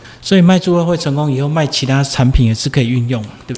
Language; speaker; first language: Chinese; native; Chinese